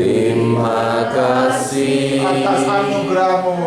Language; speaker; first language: Indonesian; native; Indonesian